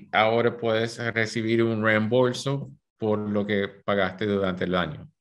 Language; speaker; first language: Spanish; early bilingual, heritage; Spanish